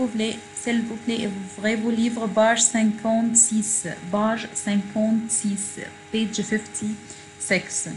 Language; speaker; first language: French; non-native, fluent; Arabic